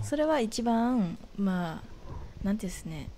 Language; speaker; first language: Japanese; non-native, fluent; Vietnamese